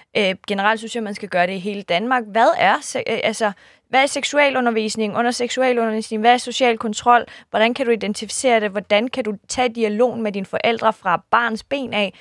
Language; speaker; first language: Danish; early bilingual, other home language; Kurdish